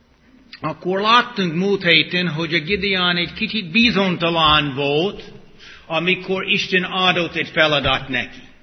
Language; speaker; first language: Hungarian; non-native, fluent; English